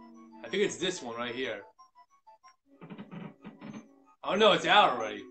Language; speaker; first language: English; native; English